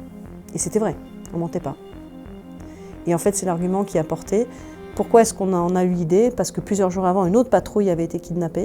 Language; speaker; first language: French; native; French